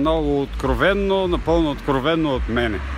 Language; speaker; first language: Bulgarian; native; Bulgarian